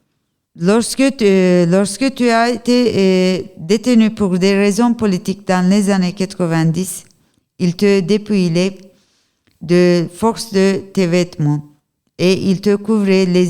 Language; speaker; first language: French; non-native, learner; Turkish